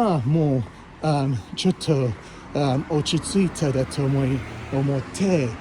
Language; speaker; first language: Japanese; non-native, fluent; English